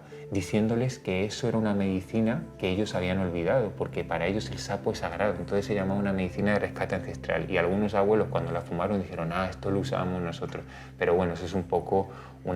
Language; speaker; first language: Spanish; native; Spanish